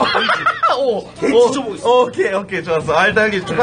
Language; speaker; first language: Korean; native; Korean